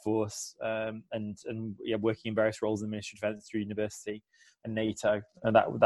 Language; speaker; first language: English; native; English